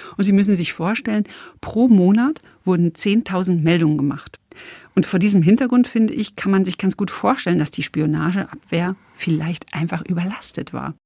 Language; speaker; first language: German; native; German